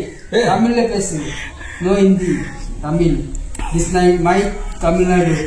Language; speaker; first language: Tamil; non-native, fluent; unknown